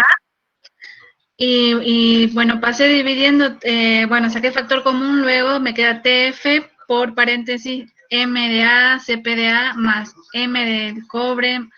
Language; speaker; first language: Spanish; native; Spanish